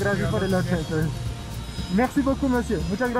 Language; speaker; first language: Spanish; non-native, fluent; French